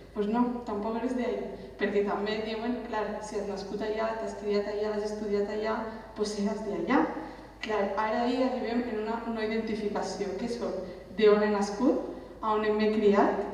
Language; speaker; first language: Catalan; early bilingual, other home language; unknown